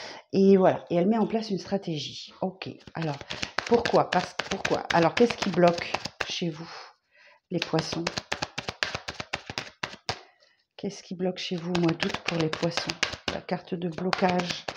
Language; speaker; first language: French; native; French